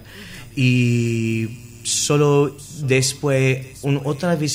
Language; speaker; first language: Spanish; non-native, learner; English